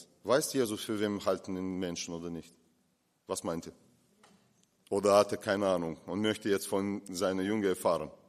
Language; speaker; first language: German; non-native, fluent; Russian